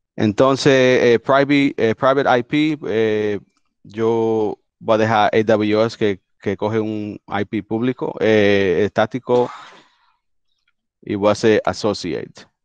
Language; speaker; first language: Spanish; early bilingual, heritage; Spanish